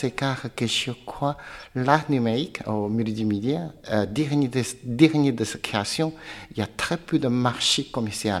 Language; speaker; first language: French; non-native, learner; Chinese